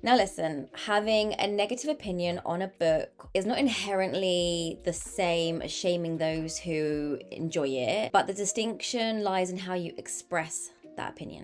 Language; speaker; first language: English; native; English